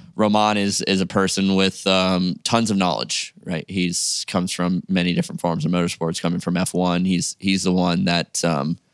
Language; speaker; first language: English; native; English